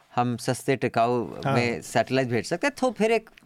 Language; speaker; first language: Hindi; native; Hindi